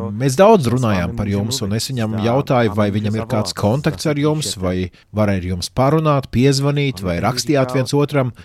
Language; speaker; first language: Latvian; native; Latvian